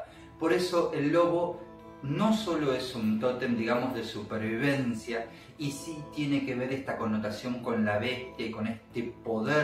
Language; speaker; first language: Spanish; native; Spanish